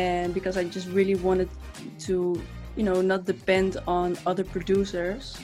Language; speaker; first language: English; non-native, fluent; Dutch